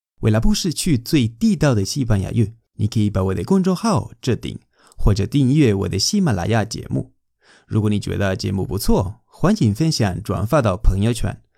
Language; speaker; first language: Chinese; non-native, fluent; Spanish